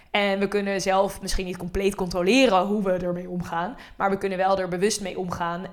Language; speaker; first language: Dutch; native; Dutch